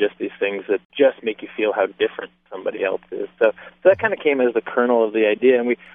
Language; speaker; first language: English; native; English